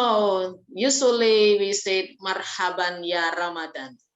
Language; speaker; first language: English; non-native, fluent; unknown